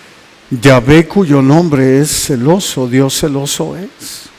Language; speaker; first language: Spanish; native; Spanish